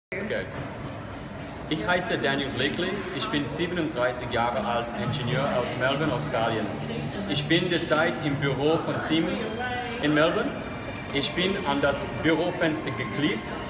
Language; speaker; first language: German; non-native, learner; English